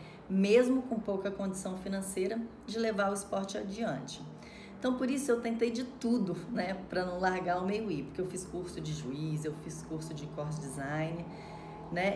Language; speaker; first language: Portuguese; native; Portuguese